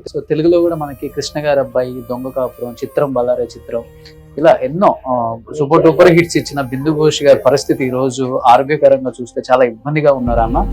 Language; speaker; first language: Telugu; native; Telugu